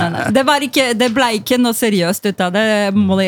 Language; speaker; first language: Norwegian; non-native, fluent; Polish